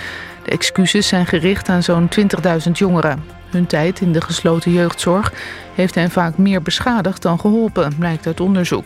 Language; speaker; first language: Dutch; native; Dutch